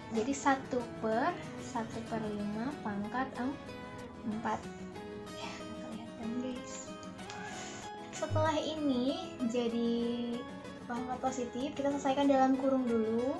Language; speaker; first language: Indonesian; native; Indonesian